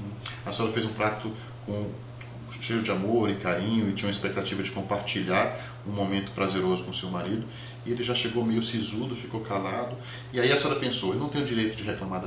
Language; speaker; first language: Portuguese; native; Portuguese